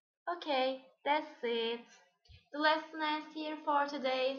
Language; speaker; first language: English; non-native, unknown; Turkish